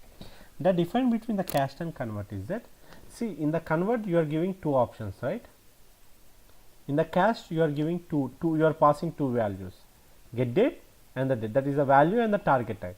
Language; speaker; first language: English; non-native, local second language; Telugu